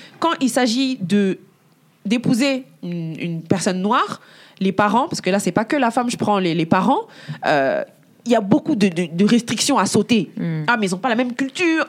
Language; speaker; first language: French; early bilingual, other home language; Bambara